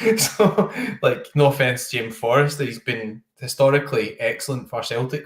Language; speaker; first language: English; native; English